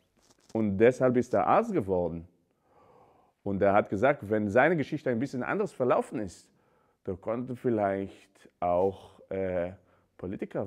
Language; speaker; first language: German; non-native, fluent; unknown